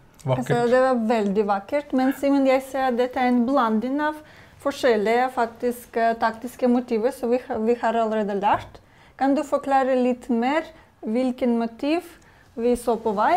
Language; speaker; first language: Norwegian; non-native, fluent; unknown